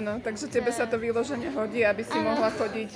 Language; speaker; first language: Slovak; native; Slovak